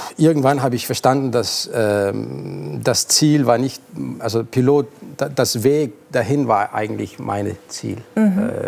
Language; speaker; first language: German; non-native, fluent; Arabic